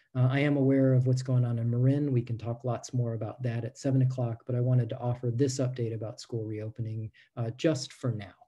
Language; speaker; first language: English; native; English